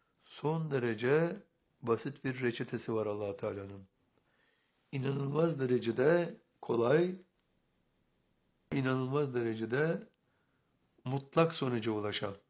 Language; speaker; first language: Turkish; native; Turkish